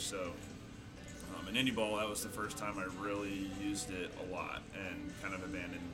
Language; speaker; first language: English; native; English